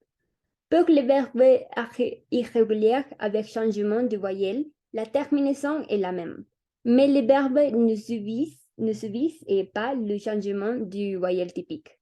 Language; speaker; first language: French; non-native, learner; Spanish